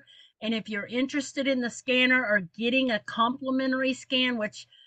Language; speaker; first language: English; native; English